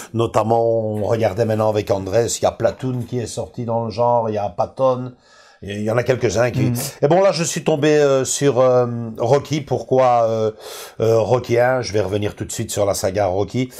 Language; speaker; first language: French; native; French